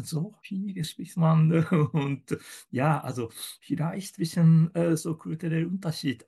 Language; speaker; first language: German; non-native, fluent; Japanese